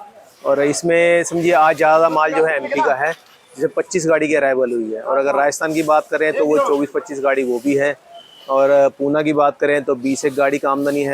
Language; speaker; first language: Hindi; native; Hindi